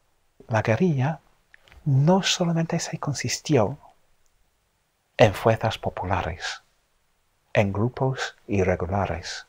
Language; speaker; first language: Spanish; non-native, fluent; English